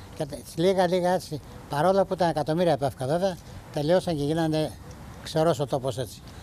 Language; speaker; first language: Greek; early bilingual, heritage; Greek